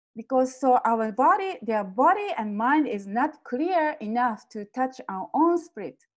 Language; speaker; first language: English; non-native, fluent; Japanese